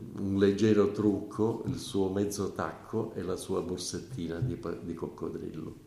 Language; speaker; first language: Italian; native; Italian